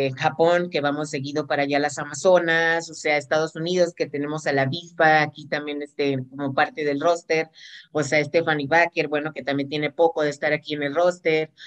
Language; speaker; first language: Spanish; native; Spanish